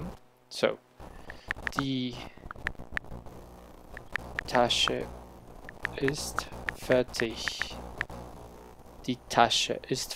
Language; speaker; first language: German; non-native, learner; Spanish